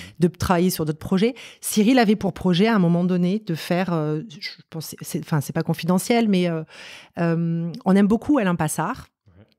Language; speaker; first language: French; native; French